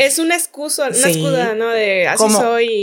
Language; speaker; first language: Spanish; native; Spanish